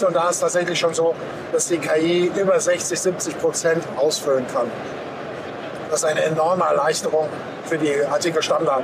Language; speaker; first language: German; native; German